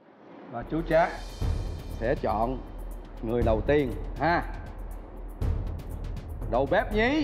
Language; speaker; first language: Vietnamese; early bilingual, heritage; Vietnamese